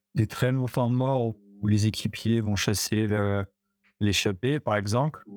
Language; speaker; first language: French; native; French